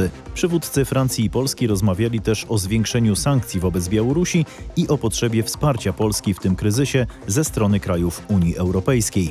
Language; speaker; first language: Polish; native; Polish